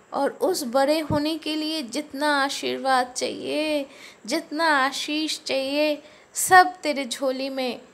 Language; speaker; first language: Hindi; non-native, local second language; Bangla